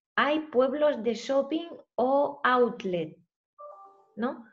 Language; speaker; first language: Spanish; non-native, fluent; Russian